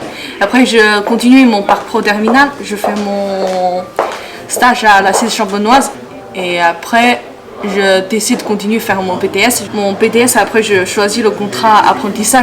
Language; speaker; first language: French; non-native, learner; Chinese